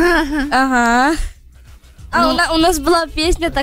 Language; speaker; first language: Russian; early bilingual, heritage; Russian